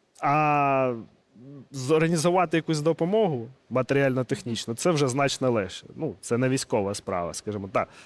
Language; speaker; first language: Ukrainian; non-native, local second language; Russian